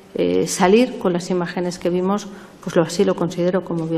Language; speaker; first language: Spanish; native; Spanish